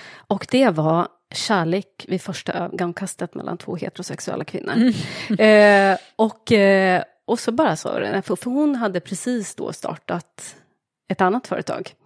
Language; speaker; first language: Swedish; native; Swedish